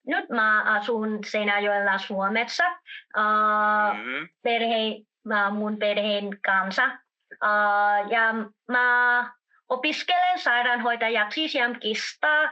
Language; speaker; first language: Finnish; non-native, learner; Vietnamese